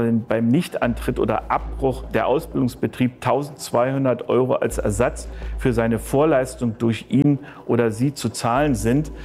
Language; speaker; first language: German; native; German